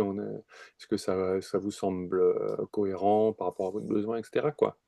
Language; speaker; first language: French; native; French